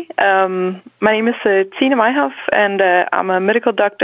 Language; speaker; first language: English; non-native, fluent; Danish